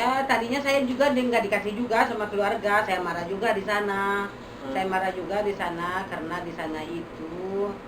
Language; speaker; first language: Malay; non-native, local second language; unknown